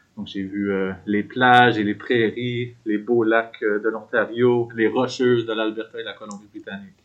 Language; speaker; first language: French; native; French